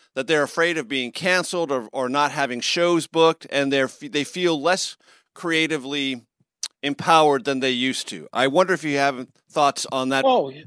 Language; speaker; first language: English; native; English